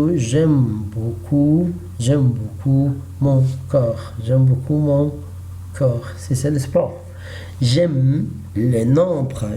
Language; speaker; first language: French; non-native, learner; Arabic